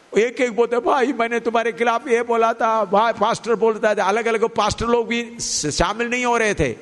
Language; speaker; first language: Hindi; non-native, local second language; Malayalam